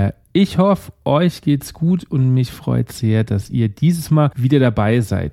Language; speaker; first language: German; native; German